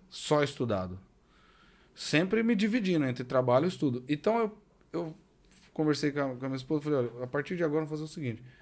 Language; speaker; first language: Portuguese; native; Portuguese